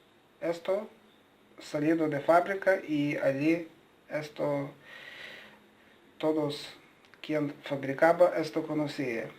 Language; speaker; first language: Spanish; non-native, learner; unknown